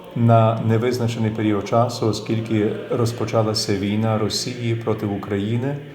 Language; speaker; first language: Ukrainian; native; Ukrainian